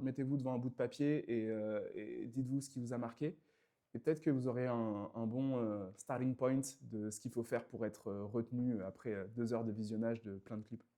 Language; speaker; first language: French; native; French